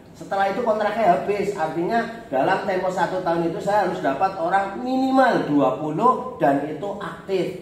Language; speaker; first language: Indonesian; non-native, local second language; Javanese